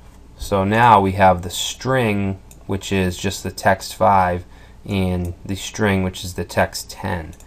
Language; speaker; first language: English; native; English